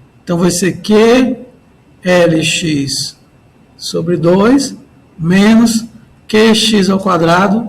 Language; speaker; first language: Portuguese; native; Portuguese